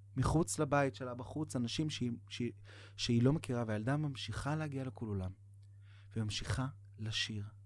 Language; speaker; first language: Hebrew; native; Hebrew